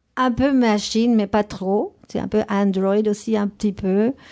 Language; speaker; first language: French; non-native, fluent; Spanish